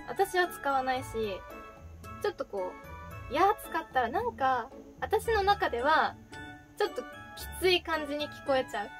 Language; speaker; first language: Japanese; native; Japanese